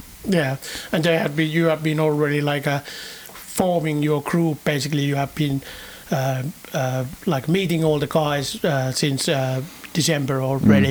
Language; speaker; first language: English; non-native, fluent; Finnish